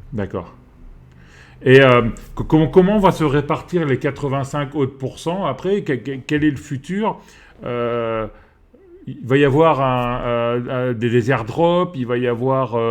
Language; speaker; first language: French; native; French